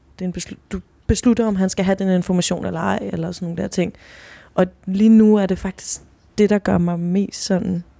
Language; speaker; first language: Danish; early bilingual, other home language; Spanish